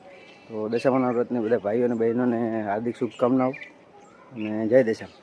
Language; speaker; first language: Gujarati; native; Gujarati